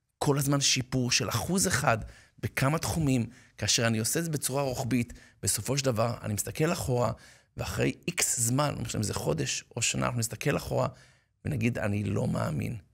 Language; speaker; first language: Hebrew; native; Hebrew